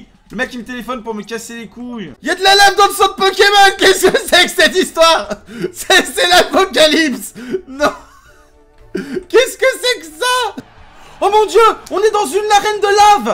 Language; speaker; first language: French; native; French